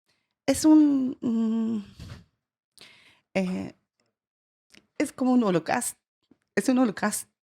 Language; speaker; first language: Spanish; non-native, learner; Persian